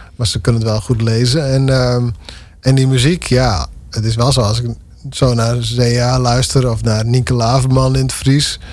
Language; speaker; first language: Dutch; non-native, local second language; Western Frisian